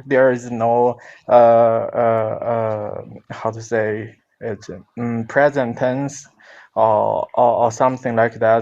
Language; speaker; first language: English; non-native, learner; Chinese